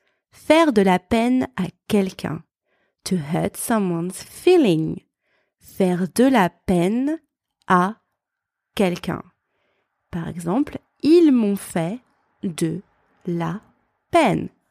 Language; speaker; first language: French; native; French